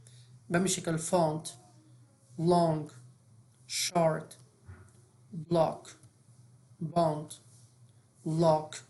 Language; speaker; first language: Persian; native; Persian